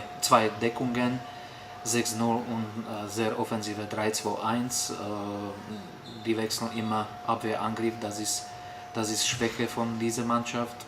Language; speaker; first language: German; non-native, fluent; Slovak